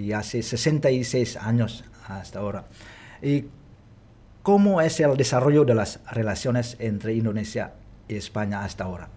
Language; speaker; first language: Spanish; non-native, fluent; Indonesian